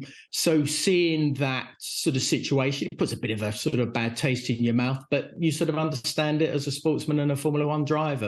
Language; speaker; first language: English; native; English